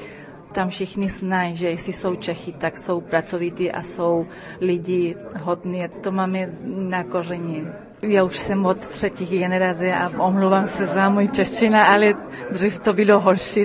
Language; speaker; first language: Czech; early bilingual, heritage; Spanish